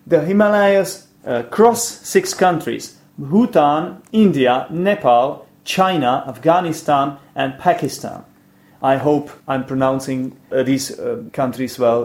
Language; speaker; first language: English; non-native, fluent; Czech